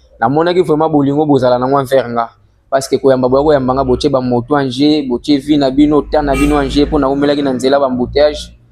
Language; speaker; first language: Lingala; non-native, local second language; Kongo